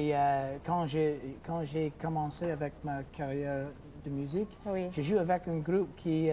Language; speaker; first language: French; non-native, local second language; English